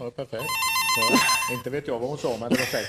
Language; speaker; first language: Swedish; native; Swedish